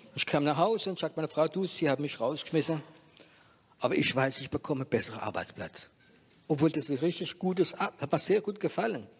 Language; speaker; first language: German; non-native, fluent; French